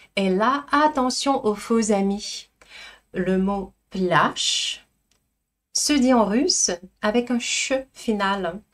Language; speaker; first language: French; non-native, fluent; Russian